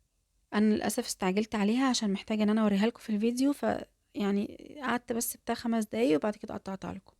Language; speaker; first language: Arabic; native; Arabic